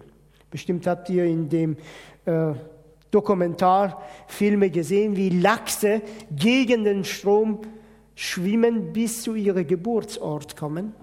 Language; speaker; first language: German; non-native, fluent; Persian